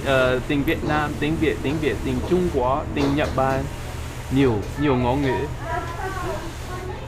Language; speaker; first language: Vietnamese; non-native, learner; English